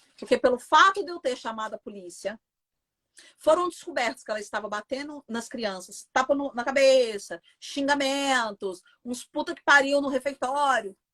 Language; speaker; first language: Portuguese; native; Portuguese